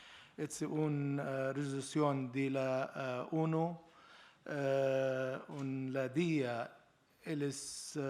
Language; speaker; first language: Spanish; non-native, learner; Arabic